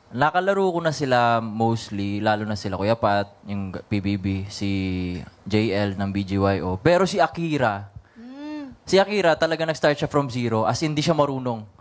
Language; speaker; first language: Filipino; native; Filipino